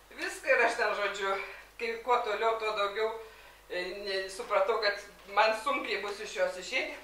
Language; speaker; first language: Lithuanian; native; Lithuanian